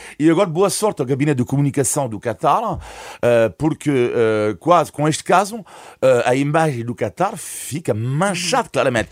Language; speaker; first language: Portuguese; non-native, fluent; French